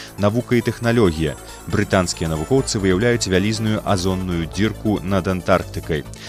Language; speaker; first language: Belarusian; native; Belarusian